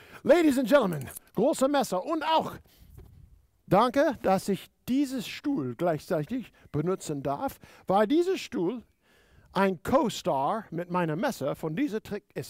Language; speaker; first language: German; non-native, fluent; English